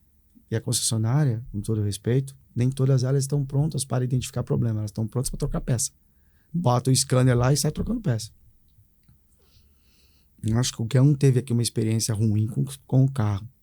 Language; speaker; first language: Portuguese; native; Portuguese